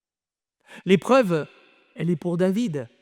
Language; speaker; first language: French; native; French